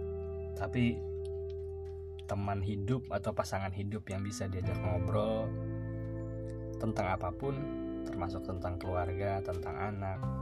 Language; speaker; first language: Indonesian; native; Indonesian